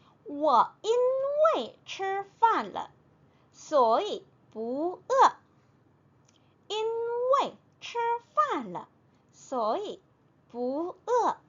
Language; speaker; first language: Chinese; non-native, fluent; Korean